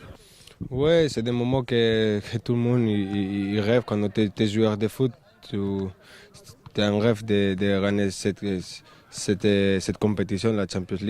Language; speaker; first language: French; non-native, fluent; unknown